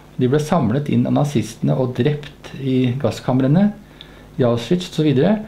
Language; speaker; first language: Norwegian; native; Norwegian